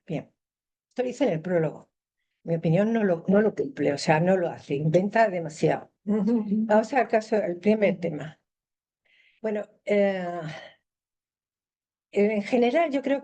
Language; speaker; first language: Spanish; native; Spanish